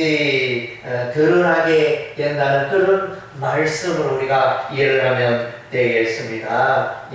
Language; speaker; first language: Korean; native; Korean